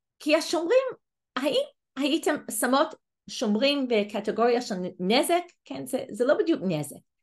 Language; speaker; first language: Hebrew; non-native, fluent; English